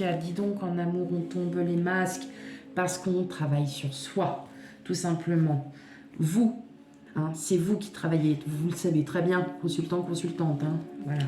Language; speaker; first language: French; native; French